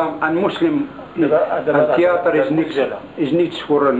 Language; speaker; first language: Dutch; non-native, learner; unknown